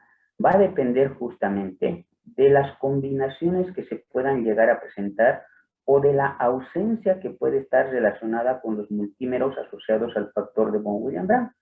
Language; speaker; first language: Spanish; native; Spanish